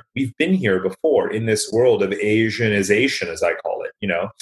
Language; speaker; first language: English; native; English